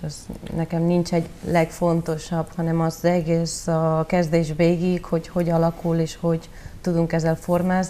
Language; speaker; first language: Hungarian; non-native, learner; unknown